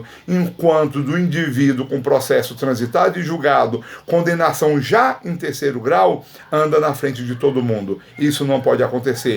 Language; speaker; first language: Portuguese; native; Portuguese